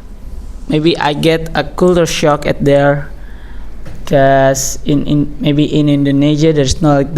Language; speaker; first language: English; non-native, learner; Indonesian